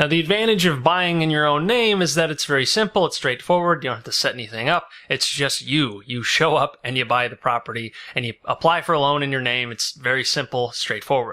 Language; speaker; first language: English; native; English